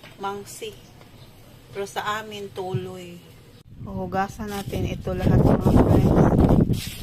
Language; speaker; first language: Filipino; non-native, local second language; Cebuano